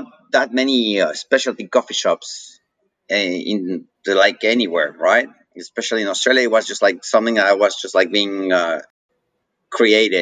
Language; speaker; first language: English; non-native, fluent; Spanish